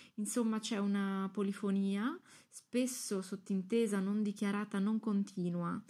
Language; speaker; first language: Italian; non-native, fluent; Greek